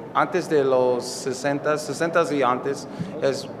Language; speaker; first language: Spanish; non-native, learner; English